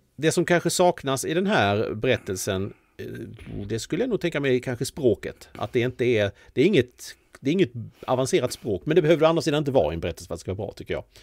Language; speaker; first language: Swedish; native; Swedish